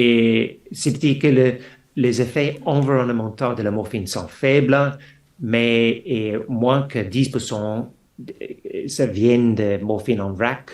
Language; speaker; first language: French; non-native, fluent; English